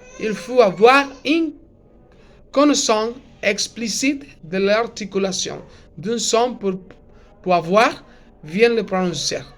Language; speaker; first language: French; non-native, learner; Spanish